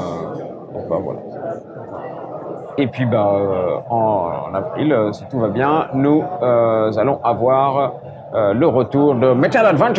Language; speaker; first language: French; native; French